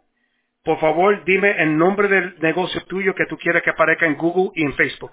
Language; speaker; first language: Spanish; early bilingual, heritage; Spanish